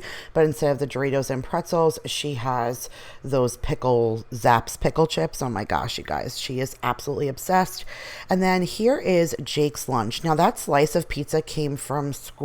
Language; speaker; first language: English; native; English